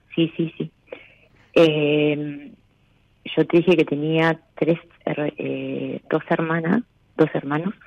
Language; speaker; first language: Spanish; native; Spanish